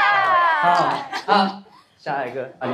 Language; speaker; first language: Chinese; non-native, fluent; Japanese